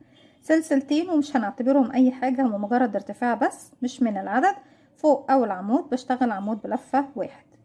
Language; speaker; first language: Arabic; native; Arabic